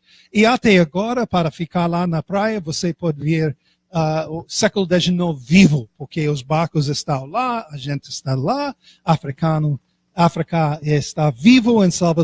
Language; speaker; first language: Portuguese; non-native, fluent; English